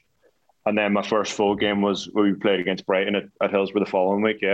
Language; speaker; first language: English; native; English